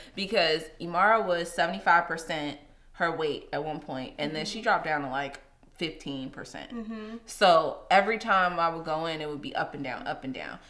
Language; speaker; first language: English; native; English